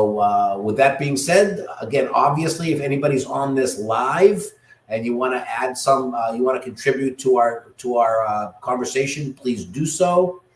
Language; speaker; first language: English; native; English